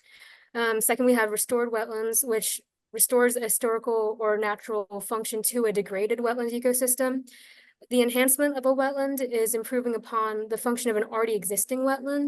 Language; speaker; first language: English; native; English